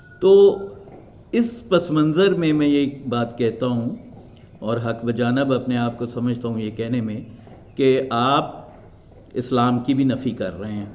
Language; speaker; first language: Urdu; non-native, local second language; Punjabi